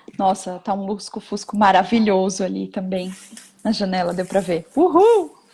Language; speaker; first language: Portuguese; native; Portuguese